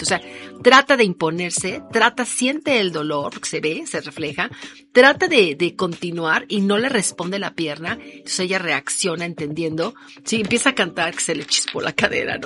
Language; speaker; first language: Spanish; native; Spanish